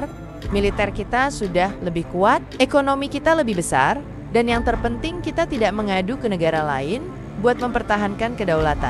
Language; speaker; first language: Indonesian; native; Indonesian